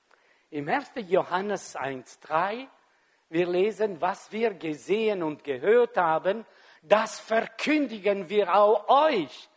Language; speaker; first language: German; non-native, fluent; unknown